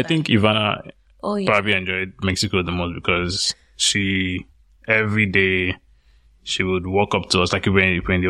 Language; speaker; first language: English; non-native, local second language; Yoruba